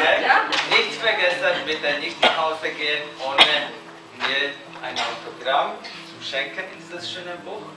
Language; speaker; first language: German; non-native, fluent; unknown